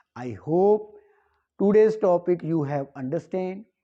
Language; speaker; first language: English; non-native, local second language; Punjabi